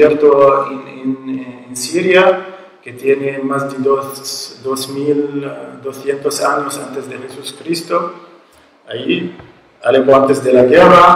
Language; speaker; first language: Spanish; non-native, learner; Arabic